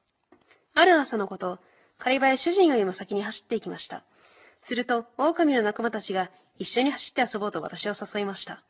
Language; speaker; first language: Japanese; native; Japanese